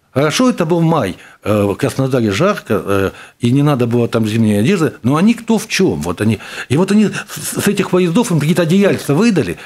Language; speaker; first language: Russian; native; Russian